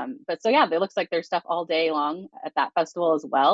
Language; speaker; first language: English; native; English